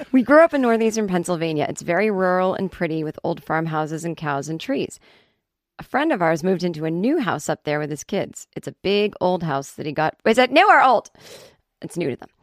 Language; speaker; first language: English; native; English